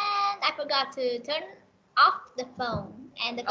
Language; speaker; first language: English; non-native, learner; Vietnamese